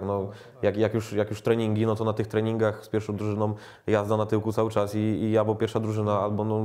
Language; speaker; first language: Polish; native; Polish